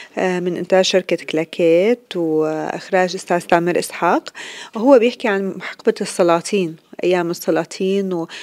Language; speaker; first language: Arabic; native; Arabic